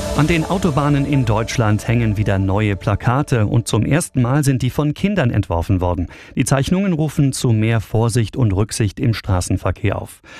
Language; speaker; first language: German; native; German